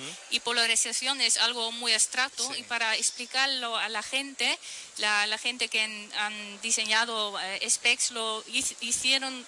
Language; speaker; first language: Spanish; non-native, fluent; Dutch